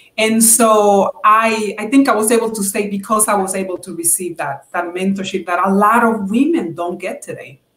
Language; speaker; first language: English; non-native, fluent; Spanish